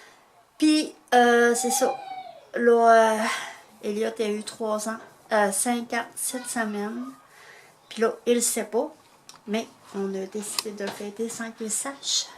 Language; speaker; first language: French; native; French